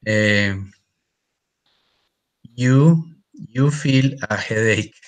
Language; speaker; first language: English; non-native, learner; Spanish